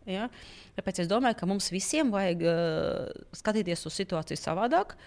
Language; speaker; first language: Latvian; non-native, local second language; Russian